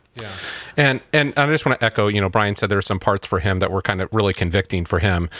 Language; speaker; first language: English; native; English